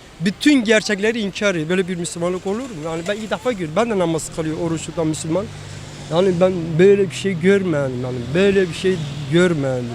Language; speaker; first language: Turkish; non-native, local second language; Kurdish